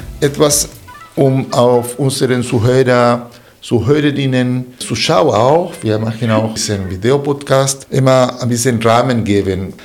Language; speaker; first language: German; non-native, fluent; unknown